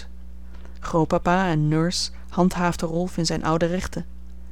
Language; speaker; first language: Dutch; native; Dutch